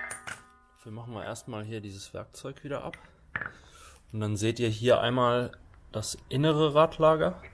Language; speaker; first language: German; native; German